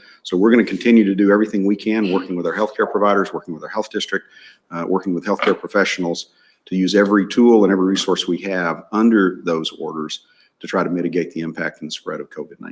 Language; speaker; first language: English; native; English